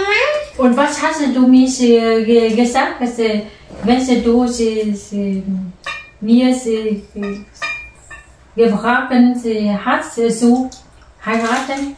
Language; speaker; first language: German; non-native, learner; Vietnamese